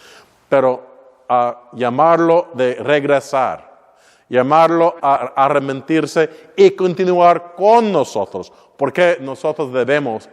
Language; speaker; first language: Spanish; non-native, learner; English